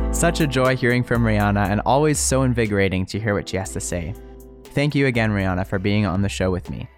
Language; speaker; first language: English; native; English